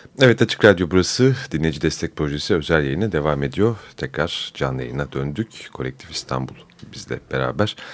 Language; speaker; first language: Turkish; native; Turkish